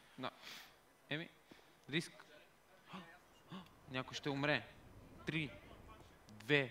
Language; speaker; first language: Bulgarian; native; Bulgarian